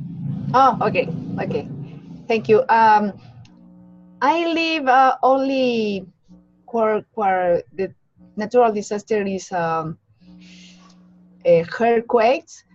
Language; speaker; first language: English; non-native, learner; Spanish